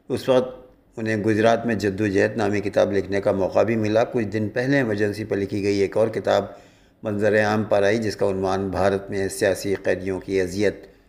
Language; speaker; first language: Urdu; native; Urdu